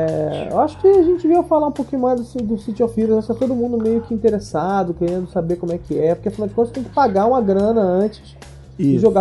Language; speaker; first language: Portuguese; native; Portuguese